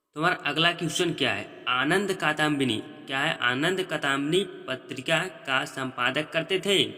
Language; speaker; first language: Hindi; native; Hindi